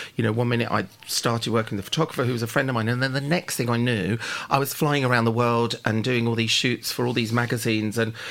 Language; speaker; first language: English; native; English